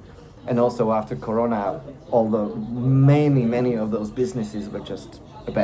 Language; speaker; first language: English; non-native, fluent; Slovak